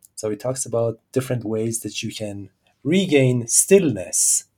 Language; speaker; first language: English; non-native, fluent; Persian